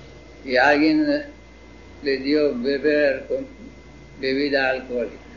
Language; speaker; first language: Spanish; non-native, fluent; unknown